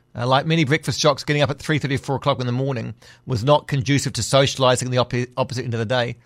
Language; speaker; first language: English; native; English